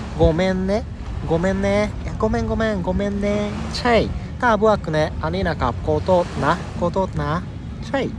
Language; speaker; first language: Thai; non-native, learner; Japanese